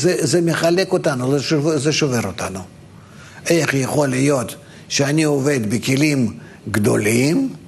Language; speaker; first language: Hebrew; non-native, fluent; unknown